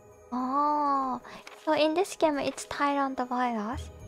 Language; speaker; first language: English; non-native, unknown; Japanese